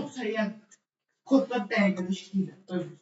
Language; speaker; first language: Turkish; non-native, learner; Azerbaijani